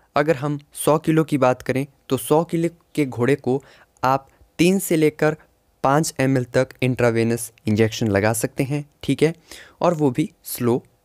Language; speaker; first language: Hindi; native; Hindi